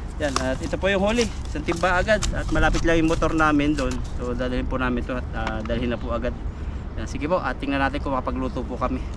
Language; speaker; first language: Filipino; native; Filipino